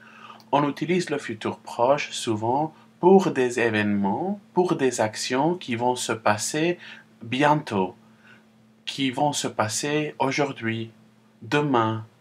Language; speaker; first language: French; non-native, fluent; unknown